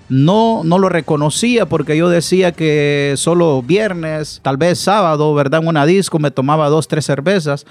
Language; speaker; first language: Spanish; native; Spanish